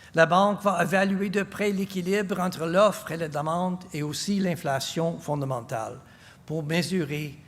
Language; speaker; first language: French; non-native, fluent; English